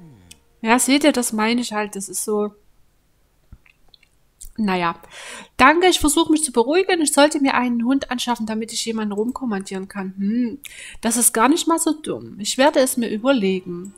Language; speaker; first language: German; native; German